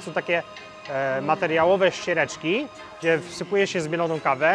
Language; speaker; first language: Polish; native; Polish